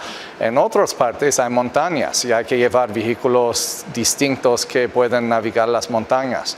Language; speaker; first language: Spanish; non-native, fluent; English